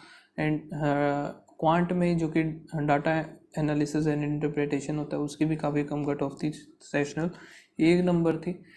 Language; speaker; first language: Hindi; native; Hindi